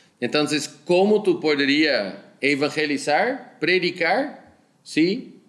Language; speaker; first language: Spanish; non-native, learner; Dutch